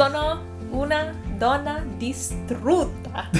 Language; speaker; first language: Italian; non-native, learner; English